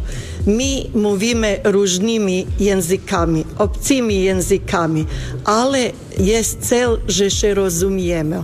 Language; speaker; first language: Polish; non-native, fluent; Bosnian